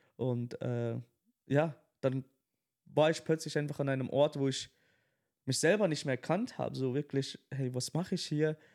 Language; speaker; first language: German; early bilingual, other home language; Tamil